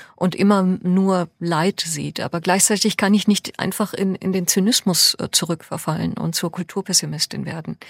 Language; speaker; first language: German; early bilingual, other home language; Persian